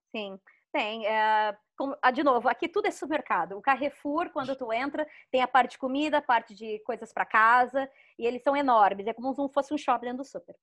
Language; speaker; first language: Portuguese; native; Portuguese